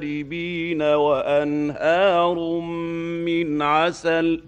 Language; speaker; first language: Arabic; native; Arabic